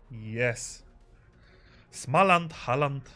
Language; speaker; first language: English; non-native, fluent; Polish